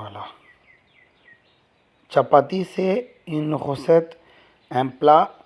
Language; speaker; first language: French; non-native, learner; Tamil